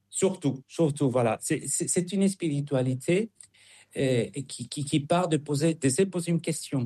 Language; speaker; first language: French; non-native, fluent; Spanish